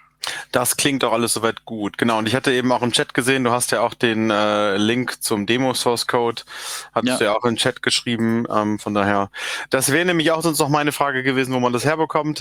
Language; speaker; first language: German; native; German